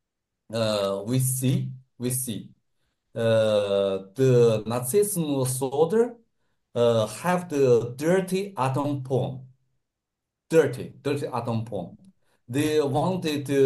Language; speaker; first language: English; non-native, learner; Russian